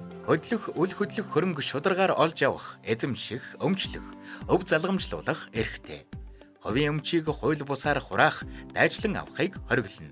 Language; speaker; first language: Mongolian; native; Mongolian